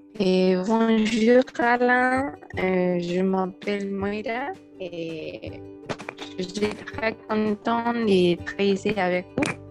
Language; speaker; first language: French; non-native, learner; Spanish